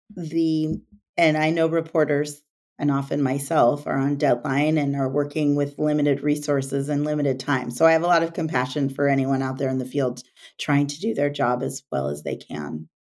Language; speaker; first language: English; native; English